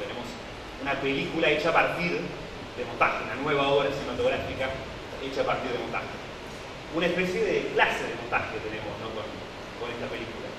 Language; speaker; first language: Spanish; native; Spanish